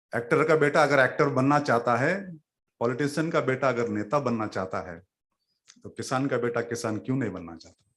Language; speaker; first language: Hindi; non-native, local second language; Marathi